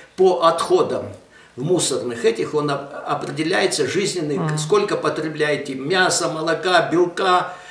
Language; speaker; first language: Russian; non-native, local second language; Armenian